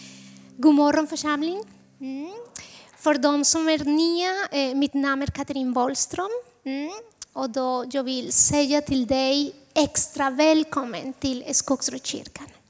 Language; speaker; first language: Swedish; non-native, fluent; Spanish